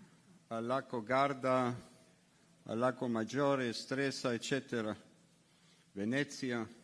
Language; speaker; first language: Italian; non-native, fluent; Hebrew